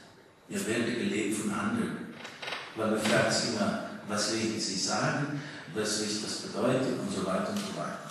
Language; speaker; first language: German; early bilingual, heritage; German